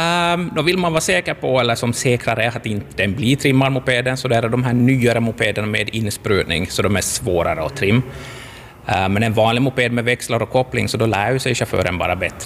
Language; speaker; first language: Swedish; native; Swedish